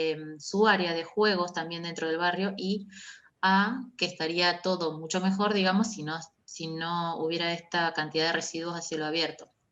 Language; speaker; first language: Spanish; native; Spanish